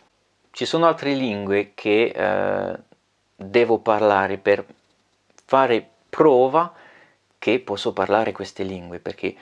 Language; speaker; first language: Italian; non-native, learner; French